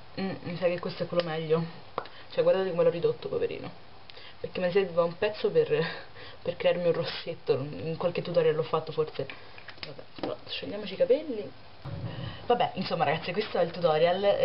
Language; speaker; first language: Italian; native; Italian